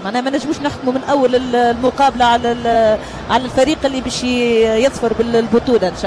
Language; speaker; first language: Arabic; native; Arabic